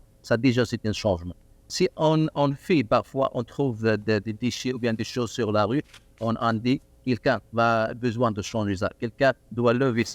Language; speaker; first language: French; non-native, learner; Arabic